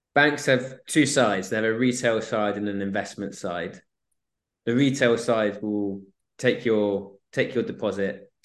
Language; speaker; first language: English; native; English